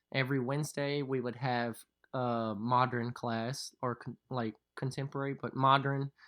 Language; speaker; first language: English; native; English